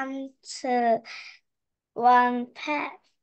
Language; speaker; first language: English; non-native, learner; Korean